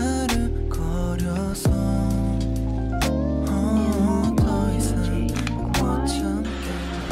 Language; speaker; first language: Chinese; native; Chinese